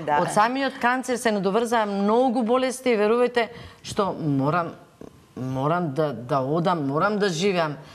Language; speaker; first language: Macedonian; native; Macedonian